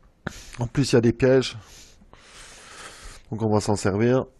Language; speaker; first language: French; native; French